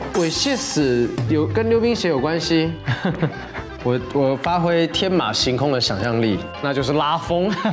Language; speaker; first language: Chinese; native; Chinese